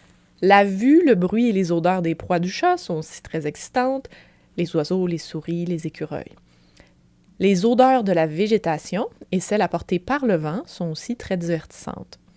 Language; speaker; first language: French; native; French